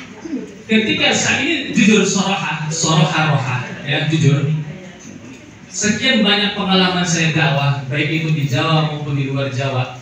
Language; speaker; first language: Indonesian; native; Indonesian